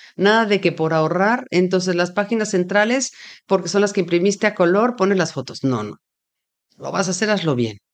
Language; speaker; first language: Spanish; native; Spanish